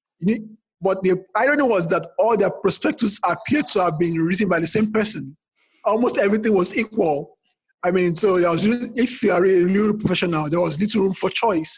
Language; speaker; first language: English; non-native, local second language; Yoruba